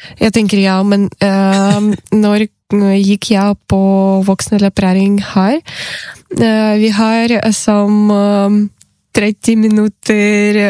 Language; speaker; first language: Norwegian; non-native, learner; Ukrainian